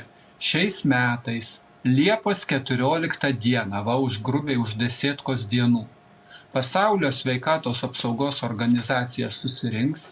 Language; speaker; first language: Lithuanian; native; Lithuanian